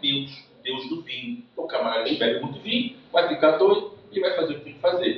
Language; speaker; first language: Portuguese; native; Portuguese